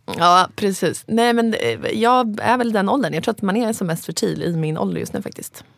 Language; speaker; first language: Swedish; early bilingual, other home language; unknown